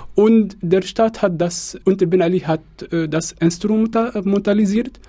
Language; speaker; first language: German; non-native, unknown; Arabic